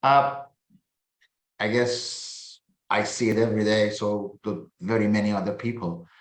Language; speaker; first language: English; non-native, fluent; Persian